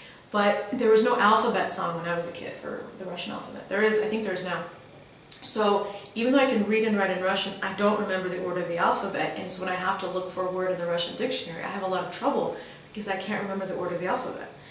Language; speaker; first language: English; early bilingual, other home language; Russian